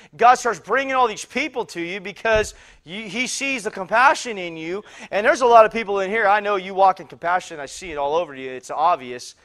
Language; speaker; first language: English; native; English